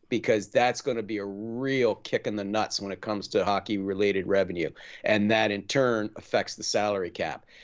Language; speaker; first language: English; native; English